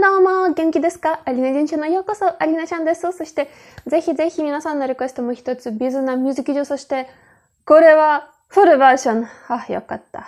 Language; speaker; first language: Japanese; non-native, learner; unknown